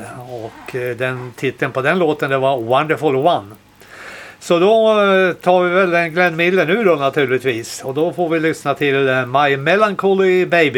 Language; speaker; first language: Swedish; native; Swedish